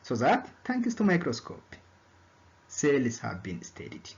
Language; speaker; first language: English; non-native, local second language; Amharic